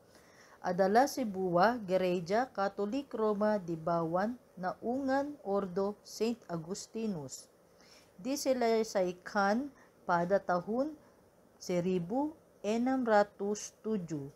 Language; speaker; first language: Indonesian; non-native, learner; Filipino